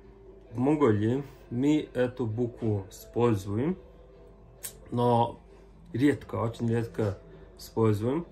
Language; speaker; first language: Russian; non-native, learner; Mongolian